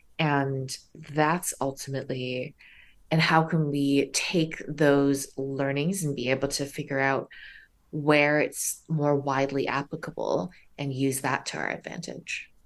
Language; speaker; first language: English; early bilingual, other home language; Chinese